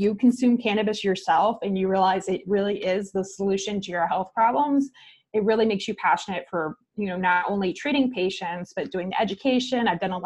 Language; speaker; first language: English; native; English